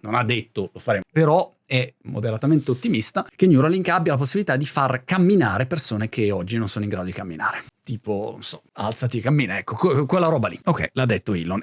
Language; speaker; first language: Italian; native; Italian